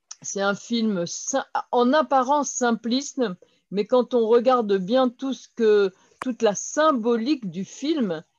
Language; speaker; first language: French; non-native, fluent; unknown